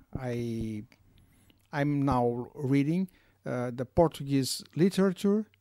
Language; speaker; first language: English; non-native, learner; Portuguese